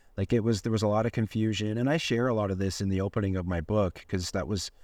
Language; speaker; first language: English; native; English